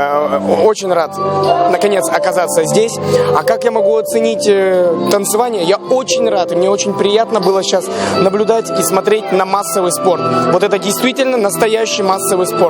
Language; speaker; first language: Russian; native; Russian